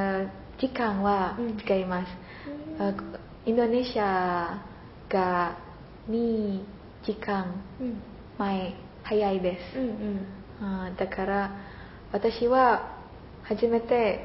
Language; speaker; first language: Japanese; non-native, learner; Indonesian